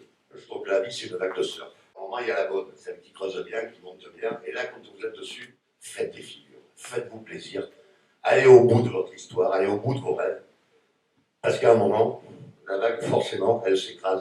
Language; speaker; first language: French; native; French